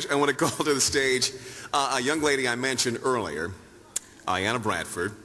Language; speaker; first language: English; native; English